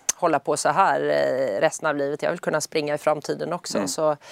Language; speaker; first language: Swedish; native; Swedish